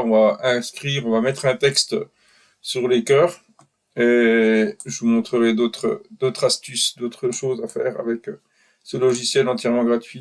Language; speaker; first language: French; native; French